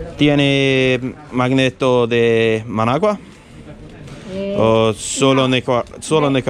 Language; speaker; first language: Spanish; non-native, learner; English